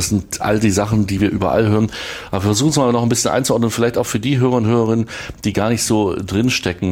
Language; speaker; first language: German; native; German